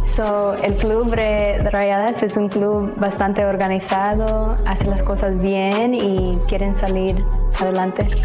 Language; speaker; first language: Spanish; early bilingual, heritage; Spanish